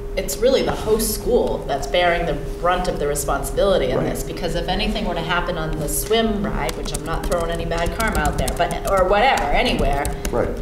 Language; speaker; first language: English; native; English